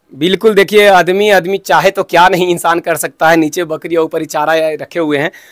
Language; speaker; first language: Hindi; native; Hindi